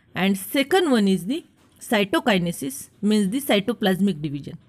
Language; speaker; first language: English; non-native, local second language; Marathi